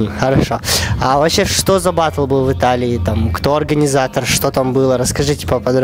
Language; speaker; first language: Russian; native; Russian